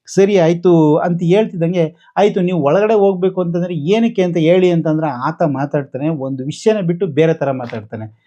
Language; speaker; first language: Kannada; native; Kannada